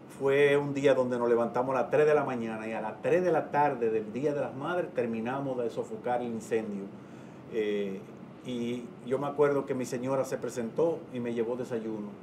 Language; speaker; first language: Spanish; native; Spanish